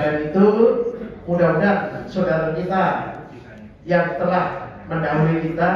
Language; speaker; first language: Indonesian; native; Indonesian